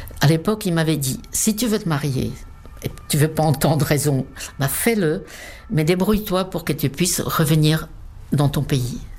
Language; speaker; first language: French; non-native, fluent; Czech